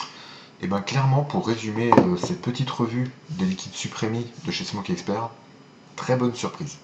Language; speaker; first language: French; native; French